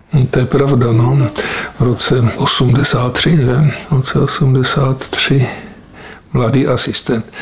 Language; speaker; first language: Czech; native; Czech